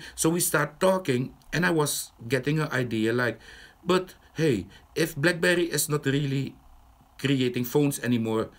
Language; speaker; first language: English; non-native, fluent; Dutch